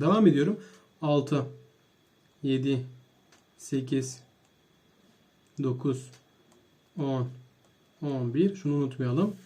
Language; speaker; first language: Turkish; native; Turkish